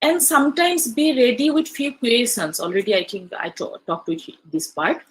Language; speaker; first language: English; non-native, local second language; Assamese